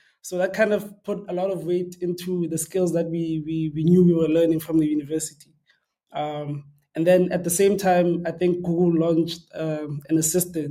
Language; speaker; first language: English; non-native, local second language; Xhosa